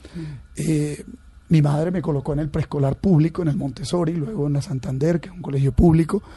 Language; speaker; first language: Spanish; native; Spanish